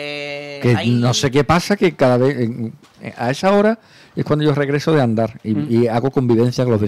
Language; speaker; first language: Spanish; native; Spanish